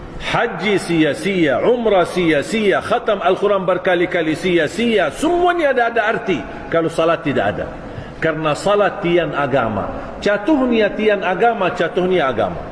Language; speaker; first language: Malay; non-native, fluent; Arabic